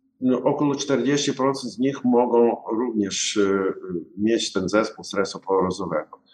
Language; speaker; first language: Polish; non-native, learner; Ukrainian